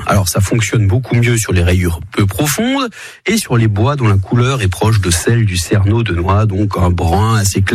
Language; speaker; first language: French; native; French